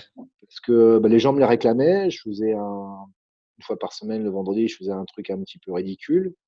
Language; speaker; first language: French; native; French